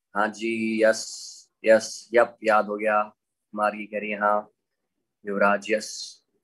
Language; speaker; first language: Hindi; native; Hindi